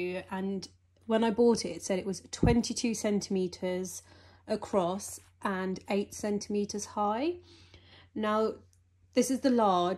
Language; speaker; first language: English; native; English